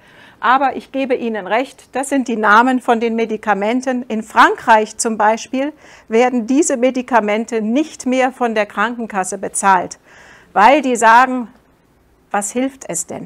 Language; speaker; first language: German; non-native, fluent; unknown